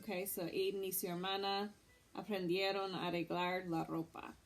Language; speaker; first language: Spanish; non-native, fluent; English